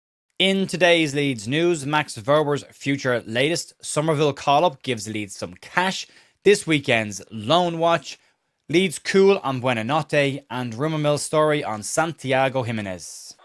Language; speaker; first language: English; native; English